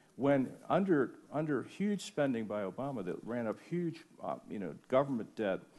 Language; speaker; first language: English; native; English